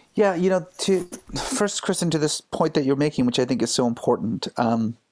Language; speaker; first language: English; early bilingual, other home language; Persian